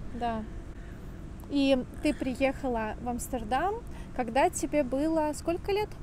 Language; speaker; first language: Russian; native; Russian